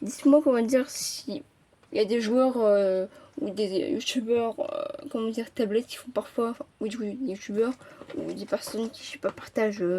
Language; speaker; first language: French; native; French